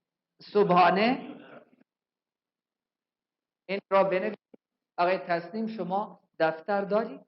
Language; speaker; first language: Persian; non-native, fluent; Urdu